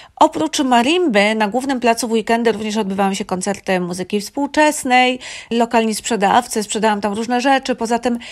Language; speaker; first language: Polish; native; Polish